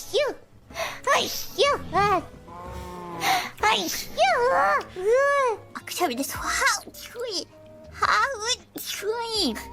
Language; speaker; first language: Japanese; native; Japanese